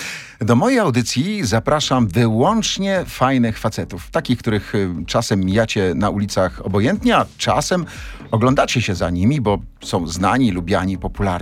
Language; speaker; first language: Polish; native; Polish